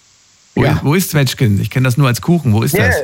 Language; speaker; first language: German; native; German